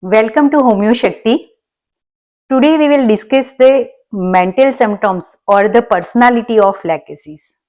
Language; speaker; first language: English; non-native, local second language; Gujarati